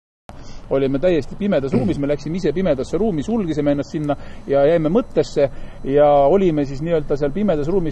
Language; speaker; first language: Estonian; native; Estonian